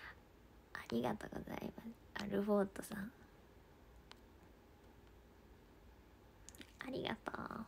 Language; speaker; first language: Japanese; native; Japanese